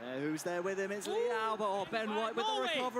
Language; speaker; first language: English; native; English